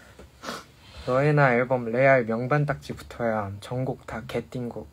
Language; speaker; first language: Korean; native; Korean